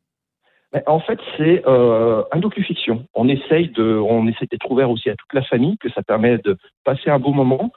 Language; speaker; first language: French; native; French